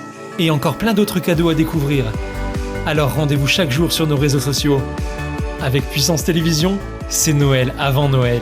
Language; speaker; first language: French; native; French